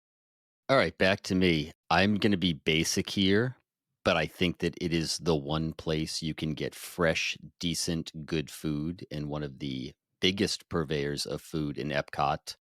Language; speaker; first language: English; native; English